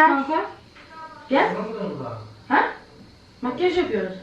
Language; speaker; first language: Turkish; native; Turkish